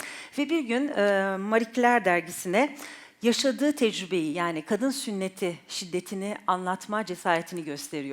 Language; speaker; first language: Turkish; native; Turkish